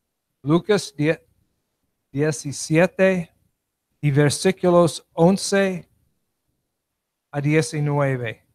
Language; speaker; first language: Spanish; non-native, learner; English